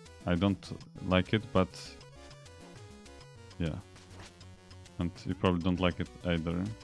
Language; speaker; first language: English; non-native, fluent; Polish